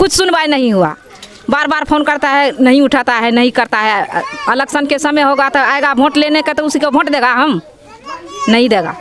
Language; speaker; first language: Hindi; non-native, local second language; Maithili